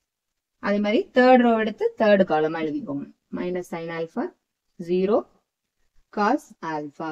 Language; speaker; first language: Tamil; native; Tamil